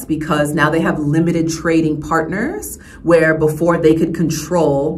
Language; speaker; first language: English; native; English